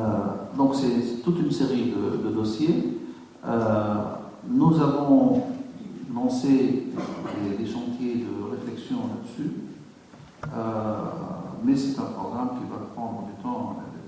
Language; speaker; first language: French; non-native, local second language; Arabic